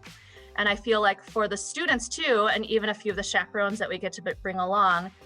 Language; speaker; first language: English; native; English